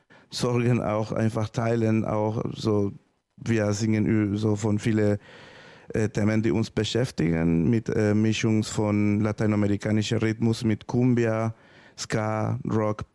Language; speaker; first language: German; non-native, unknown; Spanish